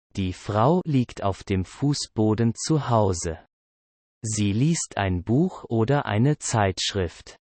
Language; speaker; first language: German; non-native, learner; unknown